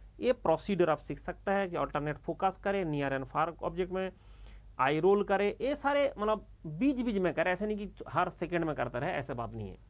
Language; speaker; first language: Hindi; non-native, local second language; Bangla